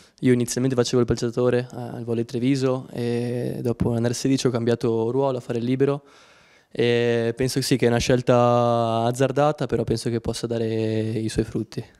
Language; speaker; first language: Italian; non-native, fluent; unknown